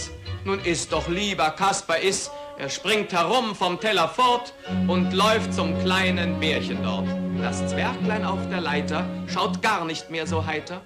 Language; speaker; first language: German; native; German